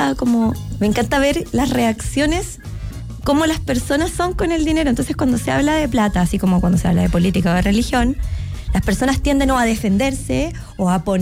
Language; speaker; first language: Spanish; native; Spanish